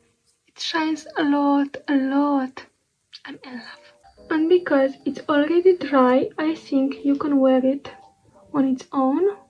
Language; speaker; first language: English; non-native, fluent; Romanian